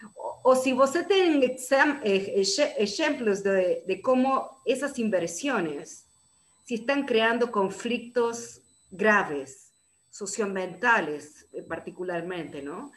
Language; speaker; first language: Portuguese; non-native, learner; Spanish